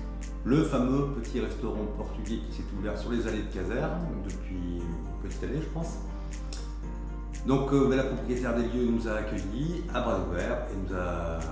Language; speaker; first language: French; native; French